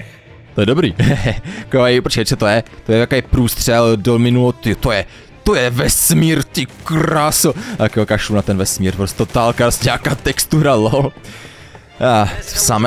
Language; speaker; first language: Czech; native; Czech